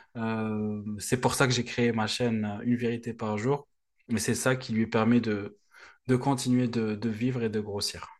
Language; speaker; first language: French; non-native, local second language; Arabic